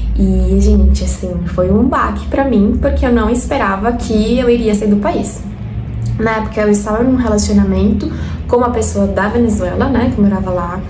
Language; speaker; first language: Portuguese; non-native, fluent; Spanish